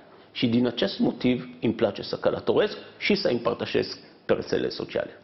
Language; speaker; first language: Romanian; non-native, fluent; Hebrew